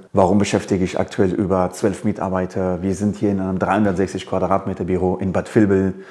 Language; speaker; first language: German; early bilingual, other home language; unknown